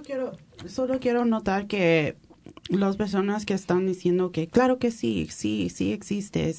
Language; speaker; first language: Spanish; early bilingual, heritage; Spanish